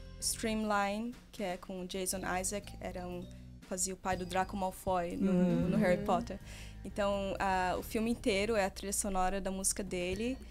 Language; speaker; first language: Portuguese; native; Portuguese